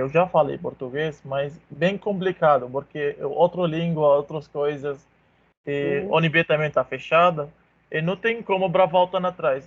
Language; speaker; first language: Portuguese; non-native, learner; Arabic